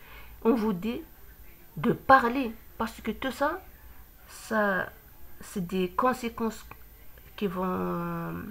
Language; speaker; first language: French; non-native, local second language; Kabyle